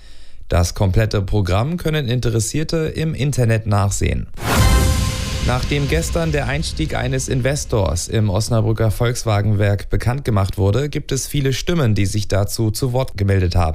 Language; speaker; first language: German; native; German